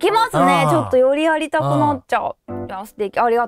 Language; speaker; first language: Japanese; native; Japanese